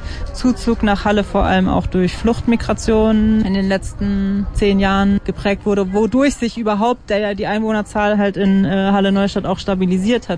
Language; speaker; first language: German; native; German